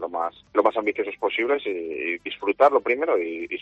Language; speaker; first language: Spanish; native; Spanish